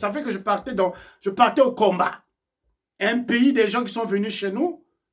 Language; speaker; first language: French; non-native, local second language; Kongo